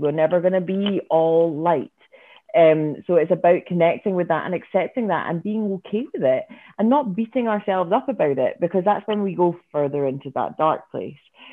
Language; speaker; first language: English; native; English